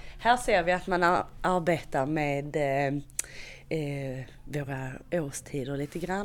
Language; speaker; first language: Swedish; native; Swedish